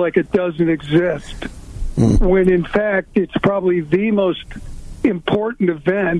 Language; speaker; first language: English; native; English